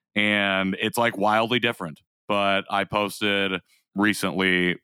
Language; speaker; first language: English; native; English